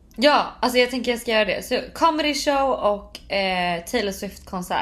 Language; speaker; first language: Swedish; native; Swedish